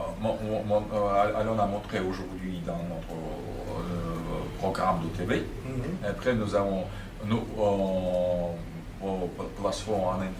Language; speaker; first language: French; non-native, fluent; Russian